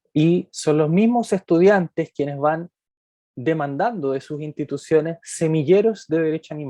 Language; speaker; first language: Spanish; native; Spanish